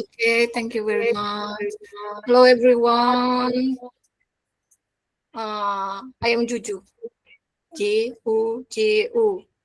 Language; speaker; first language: English; non-native, fluent; Indonesian